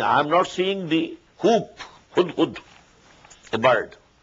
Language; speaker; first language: English; non-native, local second language; Urdu